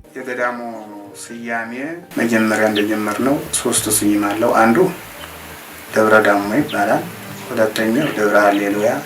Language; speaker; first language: Amharic; non-native, local second language; Tigrinya